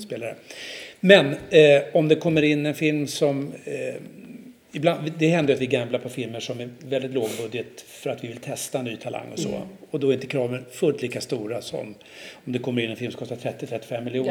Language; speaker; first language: Swedish; native; Swedish